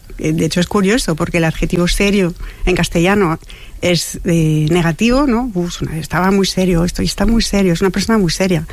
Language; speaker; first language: Spanish; non-native, fluent; French